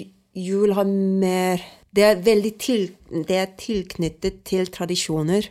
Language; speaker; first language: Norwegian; non-native, fluent; Swedish